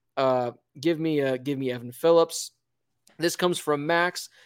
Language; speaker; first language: English; native; English